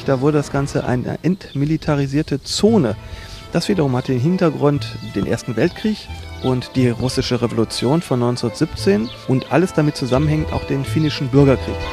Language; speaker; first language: German; native; German